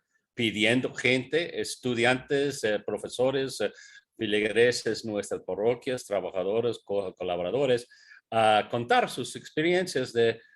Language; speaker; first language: Spanish; non-native, fluent; English